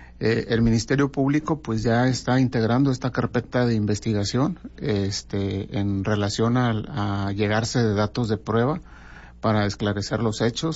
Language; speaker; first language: Spanish; native; Spanish